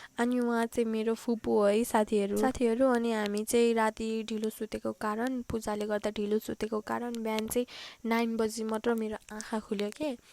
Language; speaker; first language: Nepali; native; Nepali